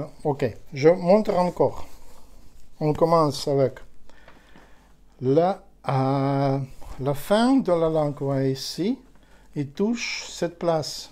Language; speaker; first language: French; non-native, learner; Ukrainian